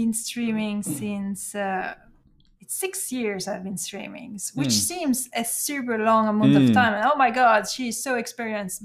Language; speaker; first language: English; non-native, fluent; French